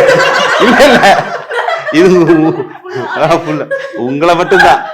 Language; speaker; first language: Tamil; non-native, learner; Malayalam